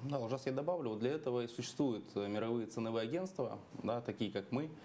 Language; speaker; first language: Russian; native; Russian